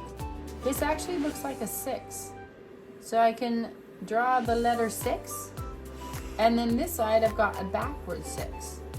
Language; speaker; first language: English; native; English